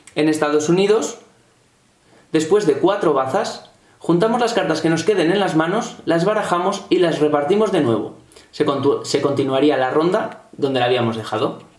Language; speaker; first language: Spanish; native; Spanish